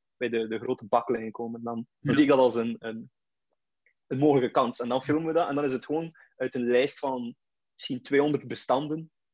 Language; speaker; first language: Dutch; native; Dutch